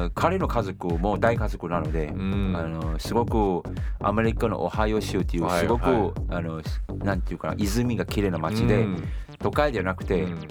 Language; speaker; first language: Japanese; non-native, fluent; Chinese